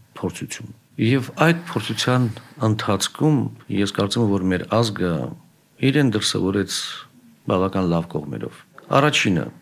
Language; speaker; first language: Armenian; native; Armenian